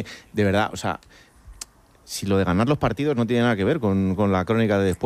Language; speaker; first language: Spanish; native; Spanish